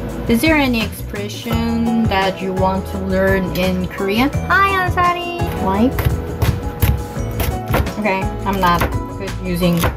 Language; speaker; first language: English; non-native, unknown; Korean